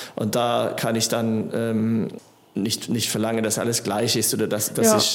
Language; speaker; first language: German; non-native, fluent; English